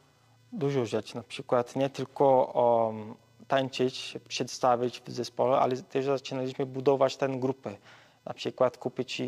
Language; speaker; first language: Polish; early bilingual, heritage; Portuguese